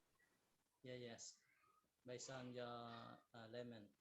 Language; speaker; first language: English; non-native, learner; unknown